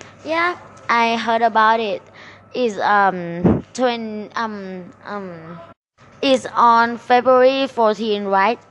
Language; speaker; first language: English; non-native, learner; Thai